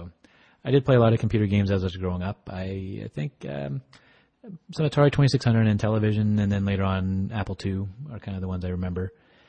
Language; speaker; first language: English; native; English